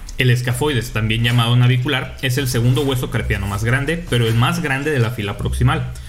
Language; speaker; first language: Spanish; native; Spanish